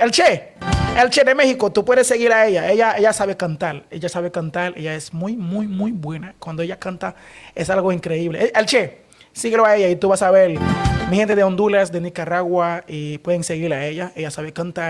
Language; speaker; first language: Spanish; non-native, learner; Haitian Creole